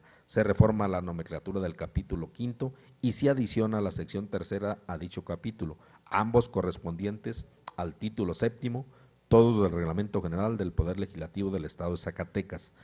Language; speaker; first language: Spanish; native; Spanish